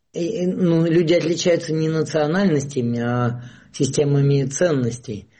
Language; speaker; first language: Russian; native; Russian